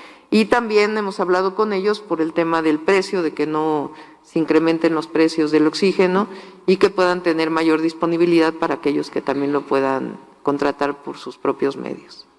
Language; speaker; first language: Spanish; native; Spanish